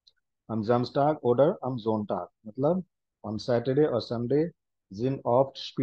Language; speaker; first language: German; non-native, fluent; Hindi